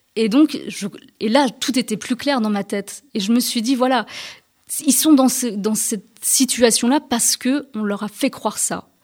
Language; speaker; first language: French; early bilingual, other home language; Turkish